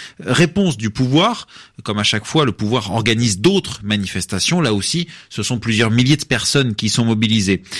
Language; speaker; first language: French; native; French